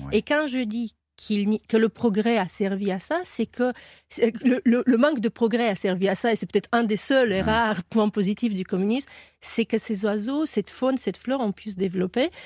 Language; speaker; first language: French; non-native, fluent; Romanian